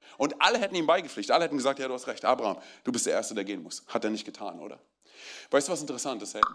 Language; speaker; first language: German; early bilingual, other home language; Romanian